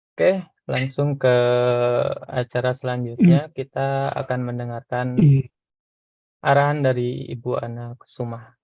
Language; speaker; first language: Indonesian; native; Indonesian